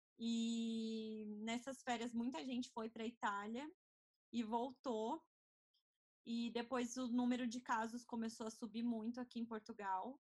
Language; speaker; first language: Portuguese; native; Portuguese